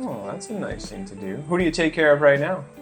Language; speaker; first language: English; native; English